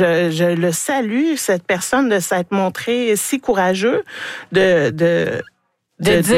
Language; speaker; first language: French; native; French